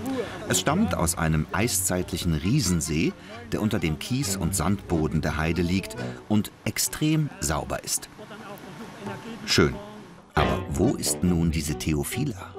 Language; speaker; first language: German; native; German